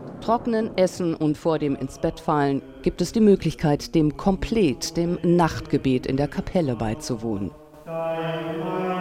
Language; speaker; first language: German; native; German